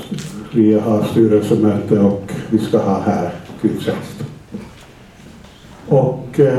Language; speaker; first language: Swedish; non-native, fluent; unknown